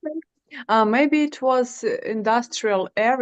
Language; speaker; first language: English; non-native, learner; Russian